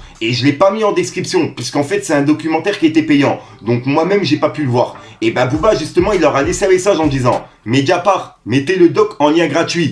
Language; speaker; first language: French; native; French